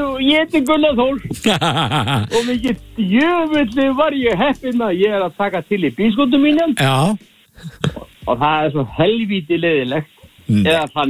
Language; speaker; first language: Icelandic; native; Icelandic